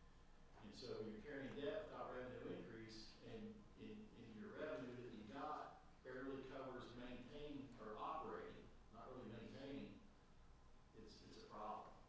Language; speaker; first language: English; native; English